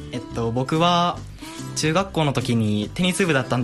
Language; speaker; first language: Japanese; native; Japanese